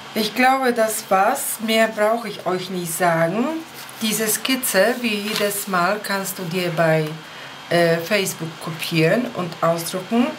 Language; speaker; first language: German; non-native, fluent; Polish